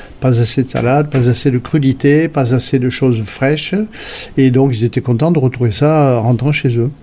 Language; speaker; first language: French; native; French